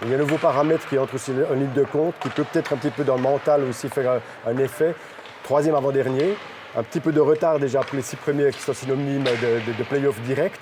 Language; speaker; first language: French; native; French